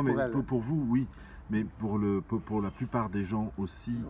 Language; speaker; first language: French; native; French